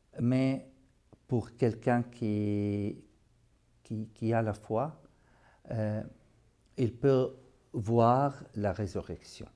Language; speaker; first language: French; non-native, fluent; Arabic